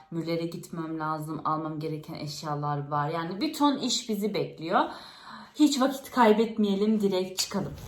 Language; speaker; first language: Turkish; early bilingual, heritage; Turkish